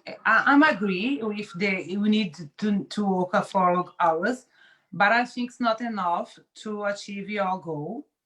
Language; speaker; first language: English; non-native, learner; Portuguese